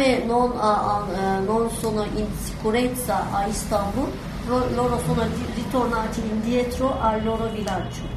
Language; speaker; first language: Italian; non-native, learner; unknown